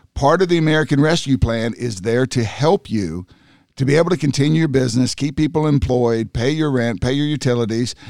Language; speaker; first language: English; native; English